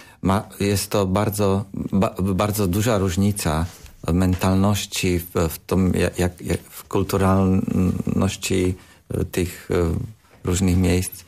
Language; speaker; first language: Polish; non-native, learner; Slovak